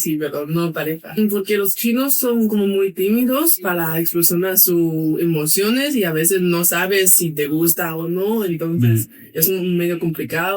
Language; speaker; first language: Spanish; non-native, fluent; Chinese